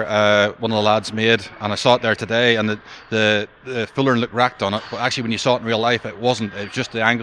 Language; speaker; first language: English; native; English